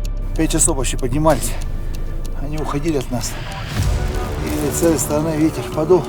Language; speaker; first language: Russian; native; Russian